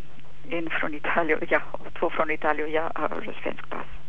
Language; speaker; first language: Swedish; non-native, fluent; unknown